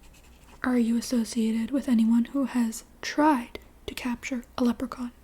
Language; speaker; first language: English; native; English